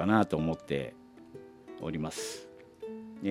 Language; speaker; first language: Japanese; native; Japanese